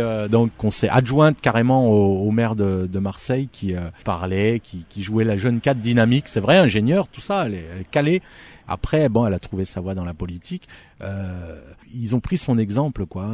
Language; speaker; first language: French; early bilingual, other home language; Arabic